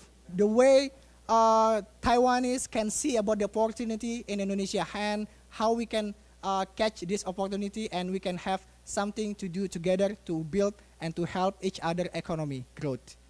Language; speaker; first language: English; non-native, fluent; Indonesian